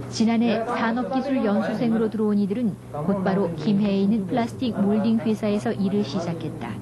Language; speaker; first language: Korean; native; Korean